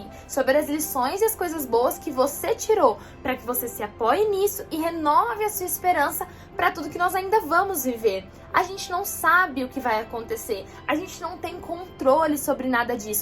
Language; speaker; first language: Portuguese; native; Portuguese